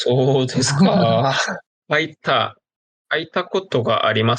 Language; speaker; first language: Japanese; non-native, learner; Korean